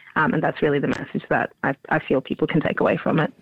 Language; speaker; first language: English; native; English